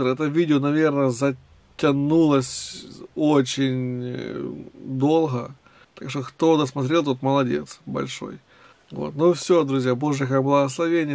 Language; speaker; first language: Russian; native; Russian